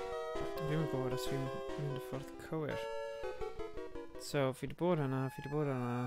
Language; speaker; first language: Welsh; native; Welsh